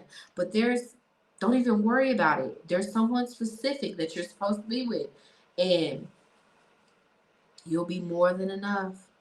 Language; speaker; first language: English; native; English